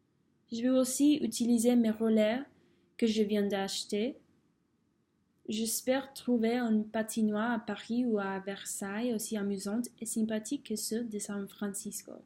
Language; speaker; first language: French; non-native, fluent; English